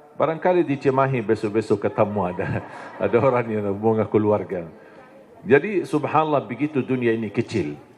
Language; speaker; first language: Indonesian; non-native, fluent; Arabic